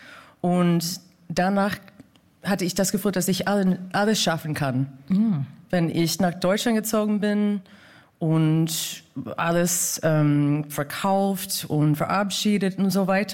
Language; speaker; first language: German; non-native, fluent; English